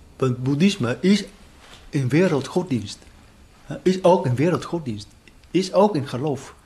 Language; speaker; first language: Dutch; non-native, fluent; Vietnamese